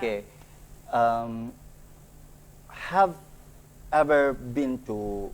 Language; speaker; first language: English; non-native, learner; Indonesian